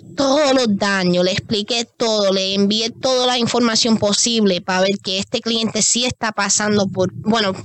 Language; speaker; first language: Spanish; early bilingual, heritage; Spanish